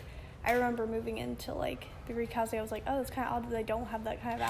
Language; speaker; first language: English; native; English